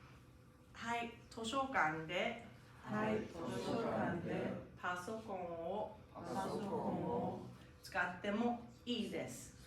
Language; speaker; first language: Japanese; non-native, fluent; English